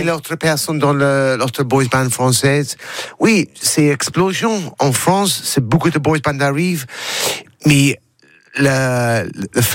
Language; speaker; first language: French; non-native, learner; English